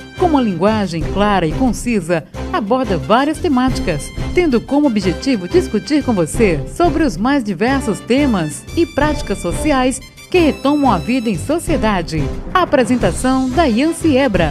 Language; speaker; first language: Portuguese; native; Portuguese